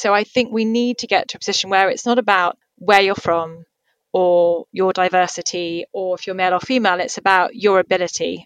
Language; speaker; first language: English; native; English